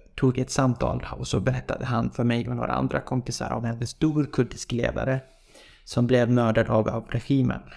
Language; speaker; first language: Swedish; non-native, fluent; Persian